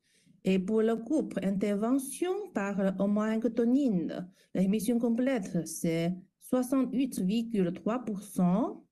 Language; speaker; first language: French; non-native, fluent; Chinese